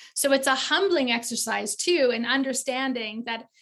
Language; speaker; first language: English; native; English